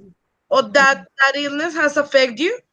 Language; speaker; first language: English; non-native, fluent; Spanish